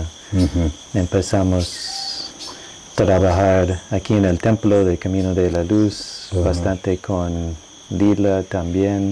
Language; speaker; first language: Spanish; non-native, fluent; English